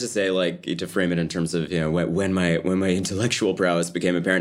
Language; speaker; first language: English; native; English